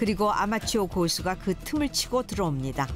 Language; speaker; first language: Korean; native; Korean